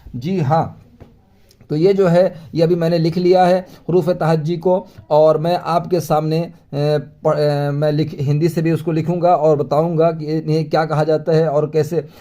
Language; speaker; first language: Hindi; native; Hindi